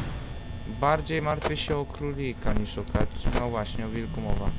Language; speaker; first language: Polish; native; Polish